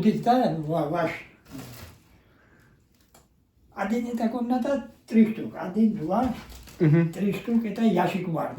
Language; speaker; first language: Russian; non-native, learner; Georgian